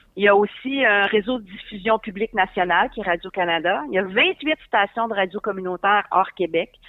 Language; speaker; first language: French; native; French